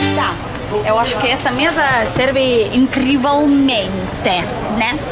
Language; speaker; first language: Portuguese; non-native, learner; Russian